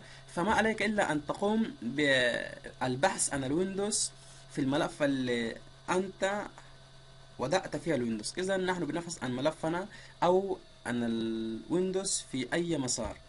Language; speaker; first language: Arabic; native; Arabic